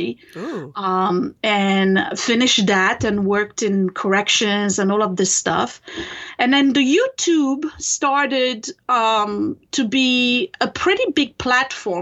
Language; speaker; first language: English; non-native, fluent; French